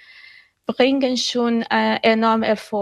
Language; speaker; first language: German; non-native, fluent; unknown